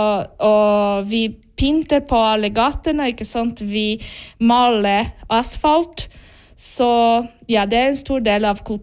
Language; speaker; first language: Norwegian; non-native, fluent; Portuguese